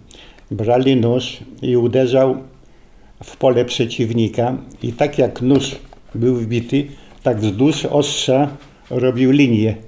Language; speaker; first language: Polish; native; Polish